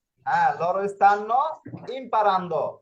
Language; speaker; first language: Italian; non-native, fluent; Bangla